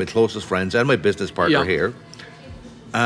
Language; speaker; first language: English; native; English